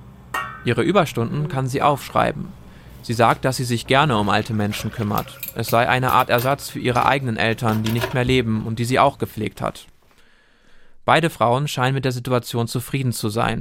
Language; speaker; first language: German; native; German